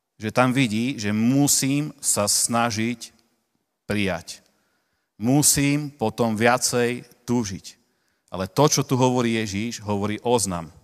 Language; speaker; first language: Slovak; native; Slovak